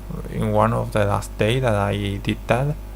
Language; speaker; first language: English; non-native, learner; Spanish